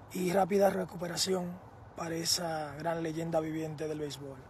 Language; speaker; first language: Spanish; early bilingual, heritage; Spanish